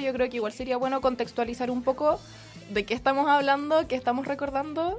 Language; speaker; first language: Spanish; native; Spanish